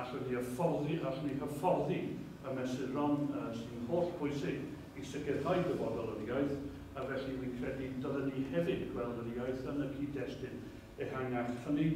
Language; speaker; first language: Welsh; native; Welsh